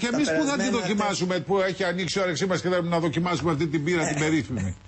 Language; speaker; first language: Greek; native; Greek